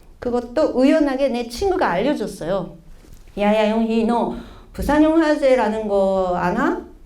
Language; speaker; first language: Korean; early bilingual, heritage; Korean